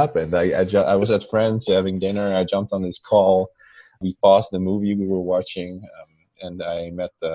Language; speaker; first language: English; non-native, fluent; Dutch